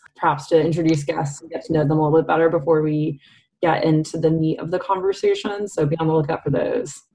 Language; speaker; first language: English; native; English